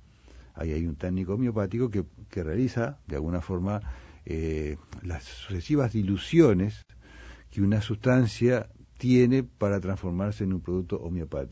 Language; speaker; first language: Spanish; native; Spanish